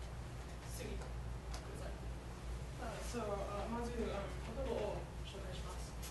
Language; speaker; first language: Japanese; non-native, learner; English